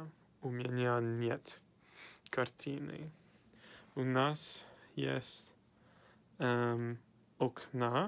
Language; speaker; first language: Russian; non-native, learner; English